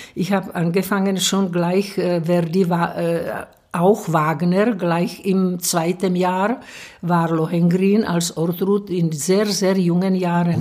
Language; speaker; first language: German; non-native, fluent; Czech